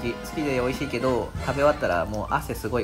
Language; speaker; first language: Japanese; native; Japanese